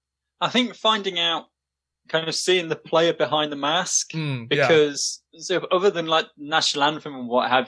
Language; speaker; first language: English; native; English